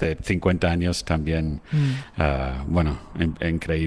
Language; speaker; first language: Spanish; non-native, fluent; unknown